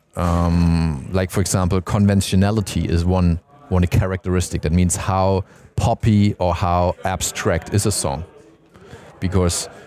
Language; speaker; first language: English; non-native, fluent; German